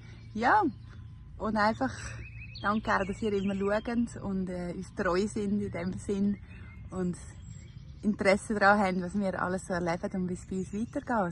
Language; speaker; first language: German; native; German